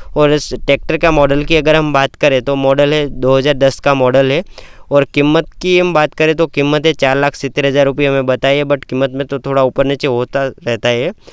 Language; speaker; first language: Hindi; non-native, local second language; Gujarati